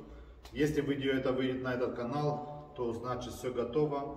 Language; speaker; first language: Russian; early bilingual, heritage; Russian